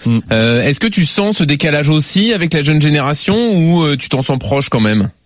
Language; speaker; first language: French; native; French